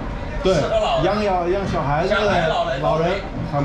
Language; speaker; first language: Chinese; non-native, fluent; English